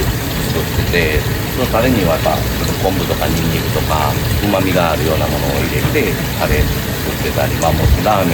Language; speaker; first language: Japanese; native; Japanese